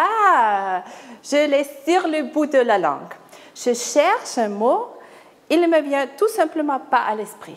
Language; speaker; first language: French; non-native, fluent; German